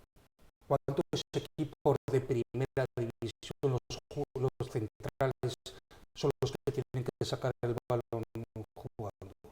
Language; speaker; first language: Spanish; native; Spanish